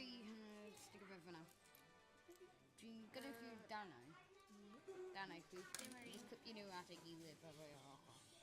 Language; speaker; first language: Welsh; non-native, local second language; English